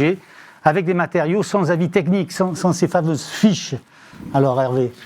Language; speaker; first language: French; native; French